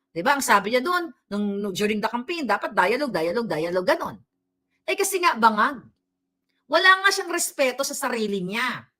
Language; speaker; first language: Filipino; non-native, local second language; Cebuano